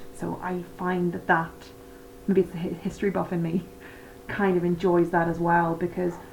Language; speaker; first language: English; native; English